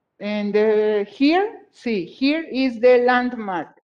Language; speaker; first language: English; non-native, fluent; Spanish